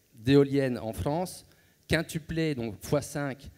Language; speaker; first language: French; native; French